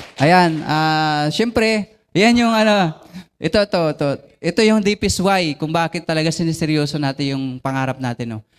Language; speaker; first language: Filipino; non-native, local second language; Bikol